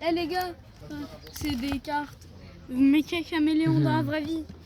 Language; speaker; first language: French; native; French